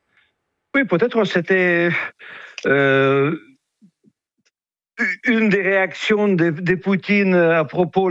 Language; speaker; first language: French; non-native, fluent; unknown